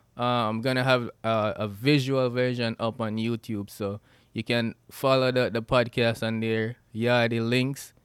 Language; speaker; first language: English; non-native, local second language; Jamaican Creole English